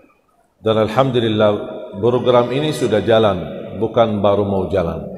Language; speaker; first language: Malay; non-native, fluent; Arabic